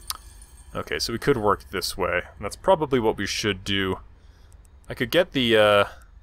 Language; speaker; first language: English; native; English